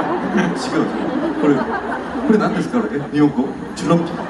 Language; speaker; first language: Japanese; non-native, learner; Korean